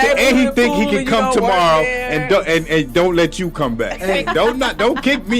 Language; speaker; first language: English; native; English